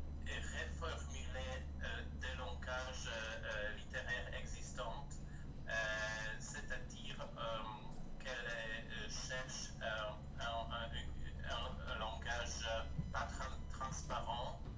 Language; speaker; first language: French; non-native, fluent; Polish